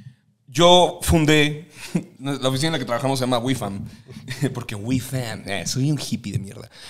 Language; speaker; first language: Spanish; native; Spanish